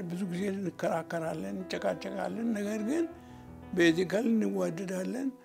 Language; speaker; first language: Amharic; non-native, local second language; Oromo